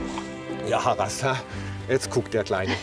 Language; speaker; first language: German; native; German